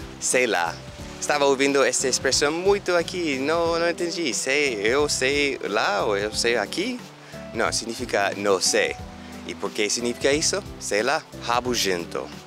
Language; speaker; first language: Portuguese; non-native, fluent; English